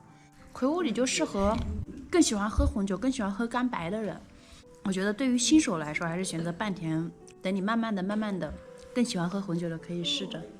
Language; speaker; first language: Chinese; native; Chinese